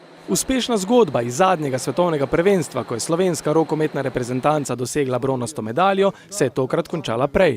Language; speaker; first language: Slovenian; native; Slovenian